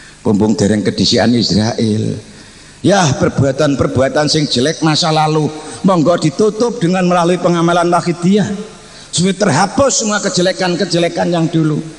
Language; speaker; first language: Indonesian; non-native, local second language; Javanese